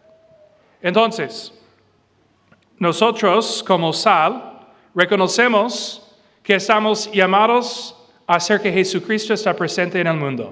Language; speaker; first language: Spanish; non-native, fluent; English